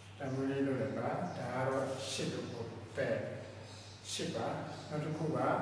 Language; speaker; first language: Burmese; native; Burmese